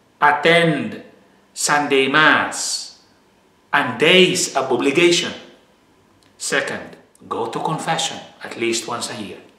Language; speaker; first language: English; non-native, fluent; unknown